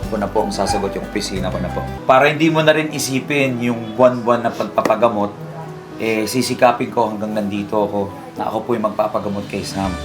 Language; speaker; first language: Filipino; native; Filipino